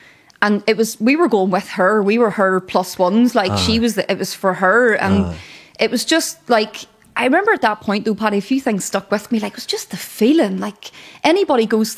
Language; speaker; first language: English; native; English